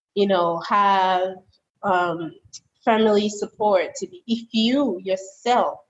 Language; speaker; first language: English; early bilingual, other home language; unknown